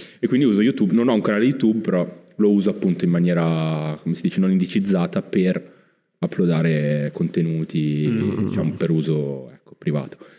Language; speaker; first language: Italian; native; Italian